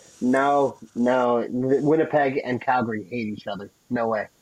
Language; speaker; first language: English; native; English